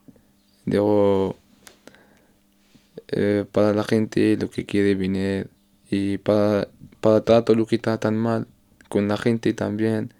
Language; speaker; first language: Spanish; non-native, learner; Arabic